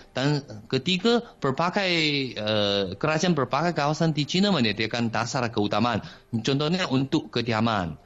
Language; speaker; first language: Malay; non-native, fluent; Chinese